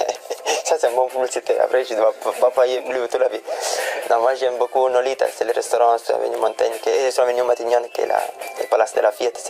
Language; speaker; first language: French; non-native, fluent; Italian